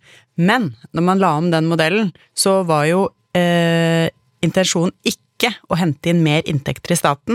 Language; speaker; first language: Norwegian; native; Norwegian